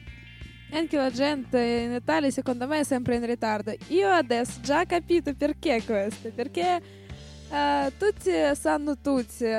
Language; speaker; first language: Italian; non-native, learner; Russian